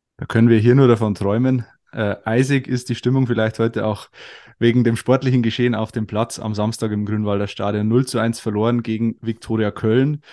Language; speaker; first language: German; native; German